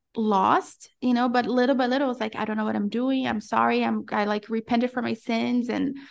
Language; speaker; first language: English; non-native, fluent; Portuguese